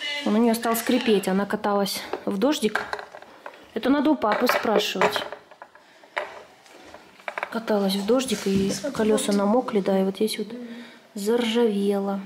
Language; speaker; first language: Russian; native; Russian